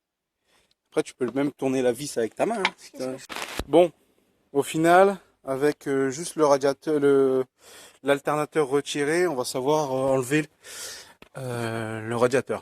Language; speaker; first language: French; native; French